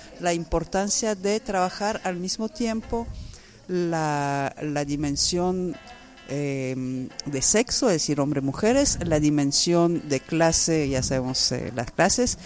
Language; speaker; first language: Spanish; non-native, fluent; French